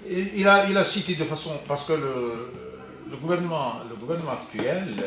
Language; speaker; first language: French; non-native, local second language; Arabic